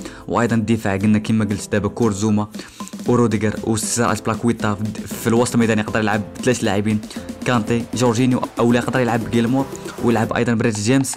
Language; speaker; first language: Arabic; native; Arabic